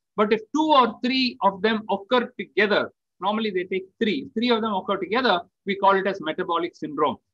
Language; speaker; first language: English; non-native, local second language; Tamil